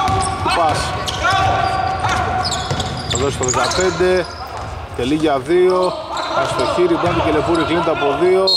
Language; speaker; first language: Greek; native; Greek